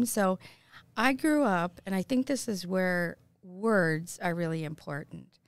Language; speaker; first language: English; native; English